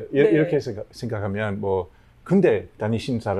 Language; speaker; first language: Korean; non-native, learner; English